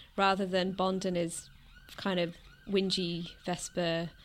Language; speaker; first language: English; native; English